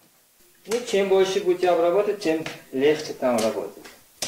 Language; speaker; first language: Russian; non-native, learner; Uzbek